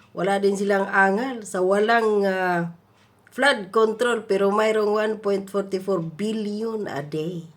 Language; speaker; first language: Filipino; non-native, local second language; Cebuano